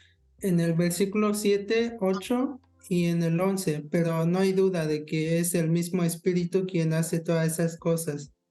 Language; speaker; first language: Spanish; non-native, local second language; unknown